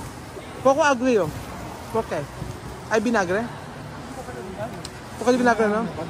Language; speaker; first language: Spanish; non-native, learner; Filipino